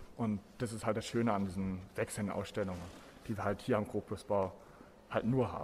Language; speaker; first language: German; native; German